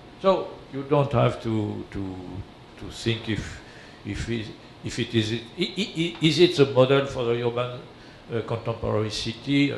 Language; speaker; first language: English; non-native, learner; French